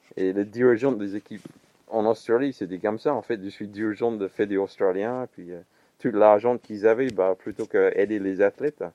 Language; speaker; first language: French; non-native, fluent; English